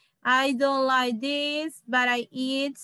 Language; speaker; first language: English; non-native, learner; Spanish